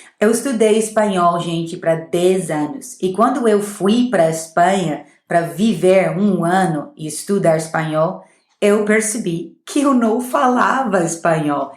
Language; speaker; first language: Portuguese; non-native, fluent; English